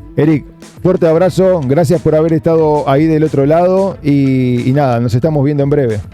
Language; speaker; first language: Spanish; native; Spanish